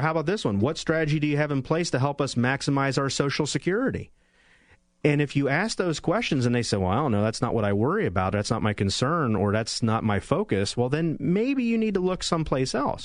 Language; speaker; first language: English; native; English